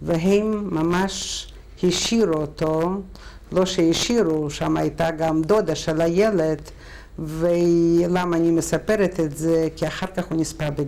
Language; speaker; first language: Hebrew; non-native, fluent; Russian